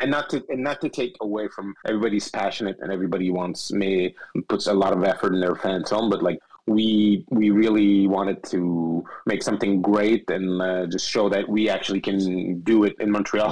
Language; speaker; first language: English; non-native, fluent; French